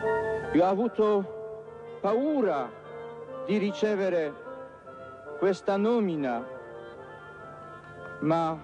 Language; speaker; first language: Italian; non-native, fluent; Polish